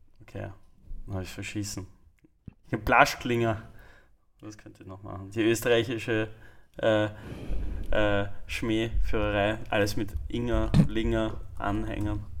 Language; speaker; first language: German; native; German